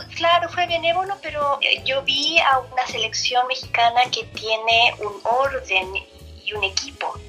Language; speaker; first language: Spanish; native; Spanish